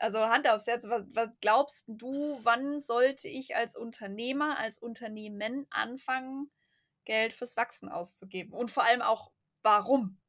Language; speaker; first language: German; native; German